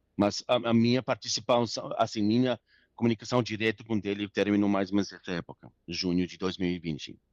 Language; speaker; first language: Portuguese; non-native, fluent; English